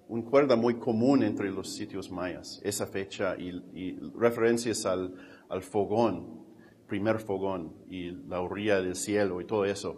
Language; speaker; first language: Spanish; non-native, fluent; English